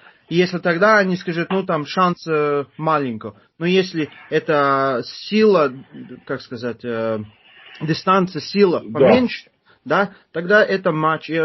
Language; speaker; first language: Russian; non-native, fluent; Turkish